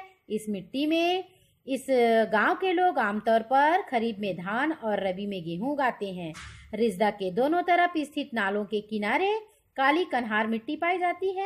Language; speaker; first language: Hindi; native; Hindi